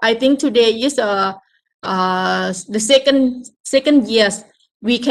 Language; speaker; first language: English; non-native, learner; Thai